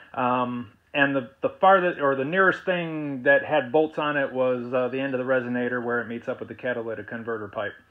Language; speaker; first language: English; native; English